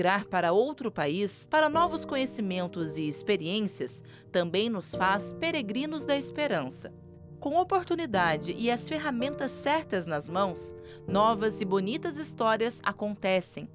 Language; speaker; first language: Portuguese; native; Portuguese